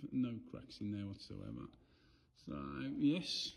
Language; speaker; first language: English; native; English